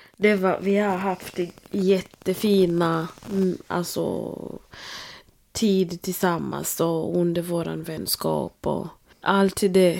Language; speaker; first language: Swedish; non-native, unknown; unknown